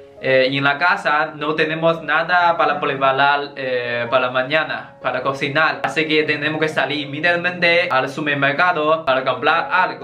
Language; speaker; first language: Spanish; non-native, learner; Chinese